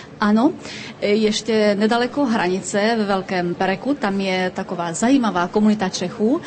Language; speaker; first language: Czech; early bilingual, heritage; Czech